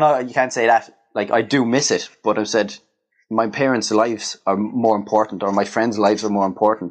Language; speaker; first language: English; native; English